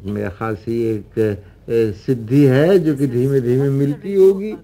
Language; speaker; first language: Hindi; native; Hindi